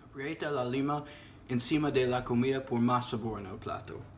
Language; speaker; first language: Spanish; non-native, learner; English